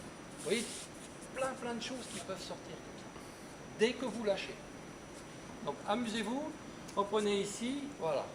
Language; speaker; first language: French; native; French